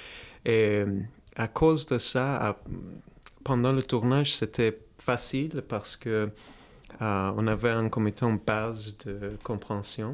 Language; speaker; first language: French; non-native, fluent; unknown